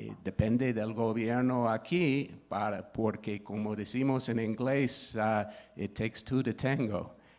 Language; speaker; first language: Spanish; non-native, fluent; English